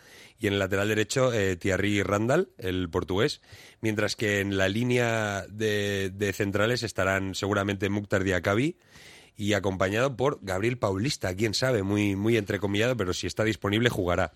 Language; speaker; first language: Spanish; native; Spanish